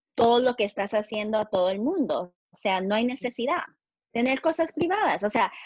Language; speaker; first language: Spanish; early bilingual, heritage; Spanish